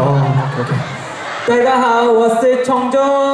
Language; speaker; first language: Chinese; non-native, learner; Korean